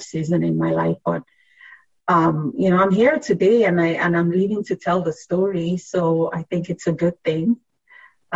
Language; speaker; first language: English; non-native, local second language; Yoruba